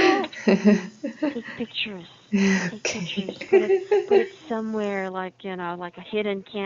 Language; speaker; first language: English; non-native, fluent; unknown